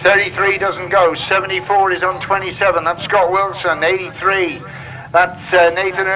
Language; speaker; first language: English; native; English